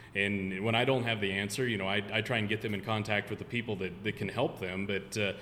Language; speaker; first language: English; native; English